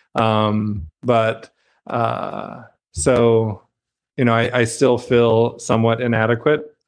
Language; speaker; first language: English; native; English